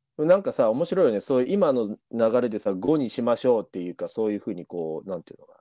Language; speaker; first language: Japanese; native; Japanese